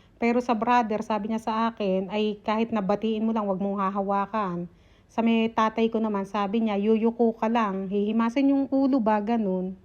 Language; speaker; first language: Filipino; native; Filipino